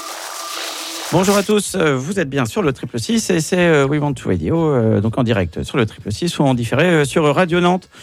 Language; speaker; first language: French; native; French